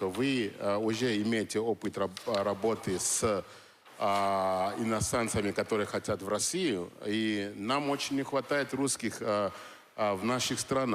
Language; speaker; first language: Russian; non-native, fluent; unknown